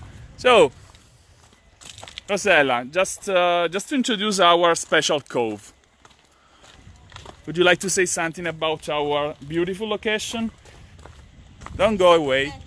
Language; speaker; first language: English; non-native, fluent; Italian